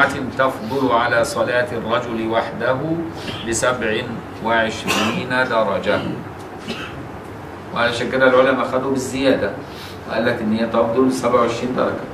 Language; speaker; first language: Arabic; native; Arabic